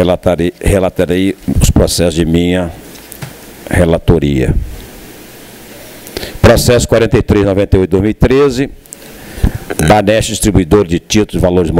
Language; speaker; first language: Portuguese; native; Portuguese